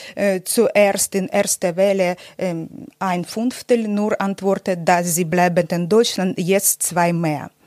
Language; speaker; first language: German; non-native, learner; Ukrainian